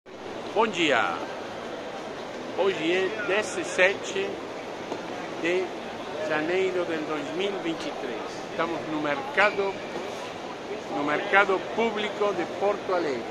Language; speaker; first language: Portuguese; non-native, fluent; Spanish